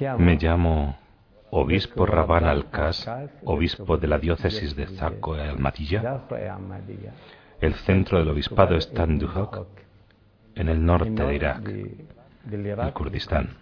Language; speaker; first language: Spanish; non-native, fluent; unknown